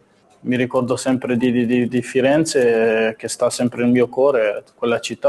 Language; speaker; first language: Italian; non-native, fluent; Serbian